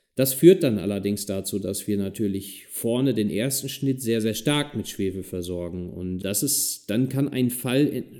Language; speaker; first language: German; native; German